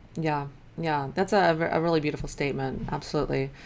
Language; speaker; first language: English; native; English